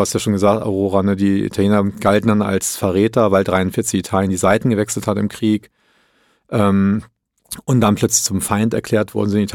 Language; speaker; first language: German; early bilingual, other home language; Italian